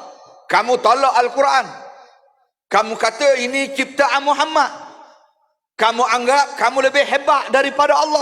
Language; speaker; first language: Malay; native; Malay